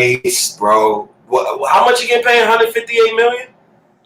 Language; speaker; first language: English; native; English